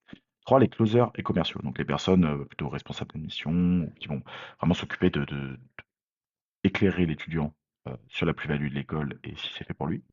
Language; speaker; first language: French; native; French